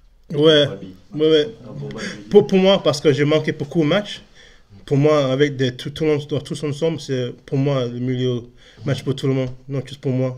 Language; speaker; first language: French; non-native, learner; English